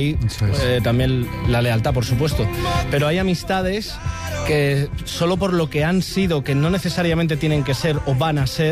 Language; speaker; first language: Spanish; native; Spanish